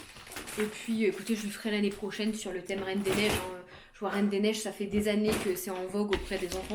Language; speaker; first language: French; native; French